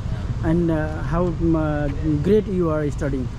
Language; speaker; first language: English; non-native, learner; Nepali